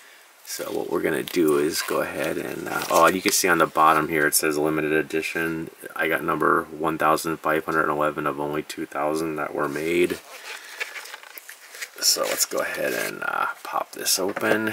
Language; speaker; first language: English; native; English